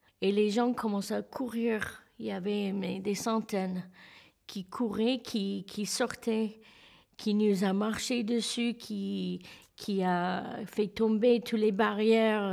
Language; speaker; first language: French; non-native, fluent; English